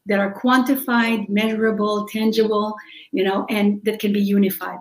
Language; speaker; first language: English; non-native, fluent; Hebrew